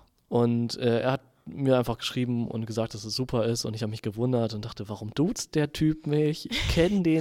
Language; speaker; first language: German; native; German